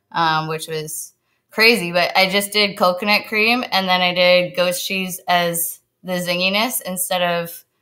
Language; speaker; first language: English; native; English